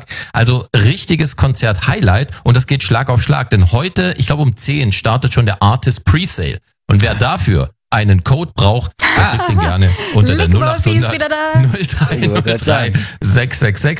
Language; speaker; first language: German; native; German